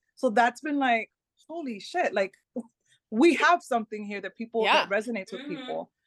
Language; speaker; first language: English; early bilingual, other home language; Spanish